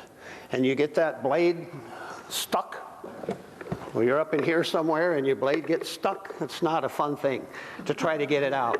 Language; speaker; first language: English; native; English